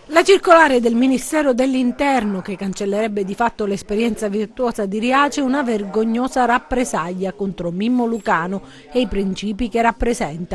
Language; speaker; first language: Italian; native; Italian